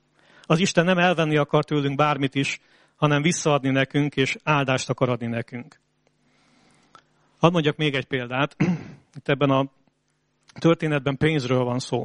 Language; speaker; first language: Hungarian; native; Hungarian